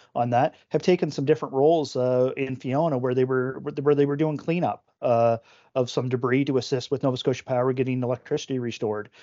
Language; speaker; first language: English; native; English